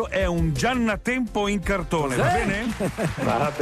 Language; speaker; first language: Italian; native; Italian